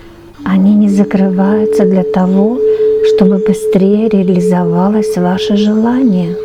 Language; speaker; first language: Russian; native; Russian